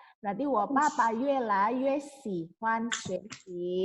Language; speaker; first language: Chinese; non-native, fluent; Indonesian